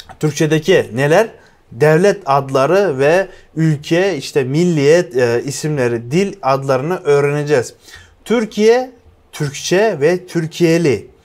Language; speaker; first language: Turkish; non-native, fluent; Uzbek